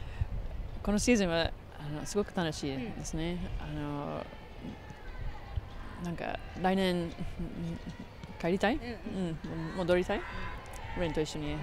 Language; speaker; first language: Japanese; non-native, learner; English